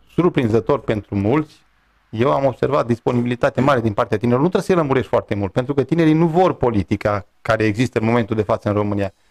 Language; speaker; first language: Romanian; native; Romanian